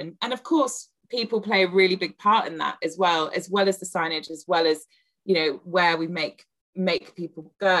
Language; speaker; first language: English; native; English